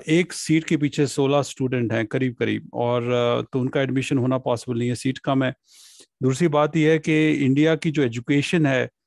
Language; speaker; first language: Hindi; non-native, local second language; Punjabi